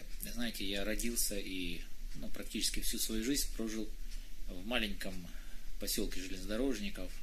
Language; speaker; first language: Russian; native; Russian